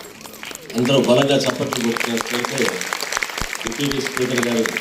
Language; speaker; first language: Telugu; native; Telugu